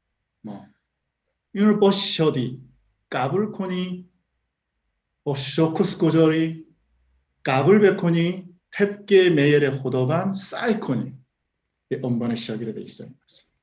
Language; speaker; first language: Persian; non-native, learner; Korean